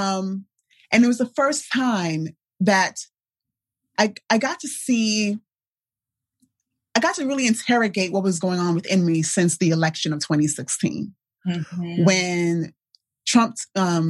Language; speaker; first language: English; native; English